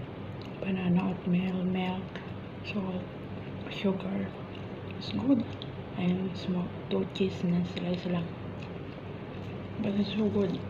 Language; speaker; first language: English; non-native, learner; Filipino